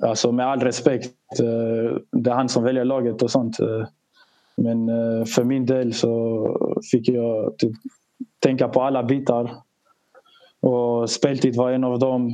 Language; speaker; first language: Swedish; early bilingual, other home language; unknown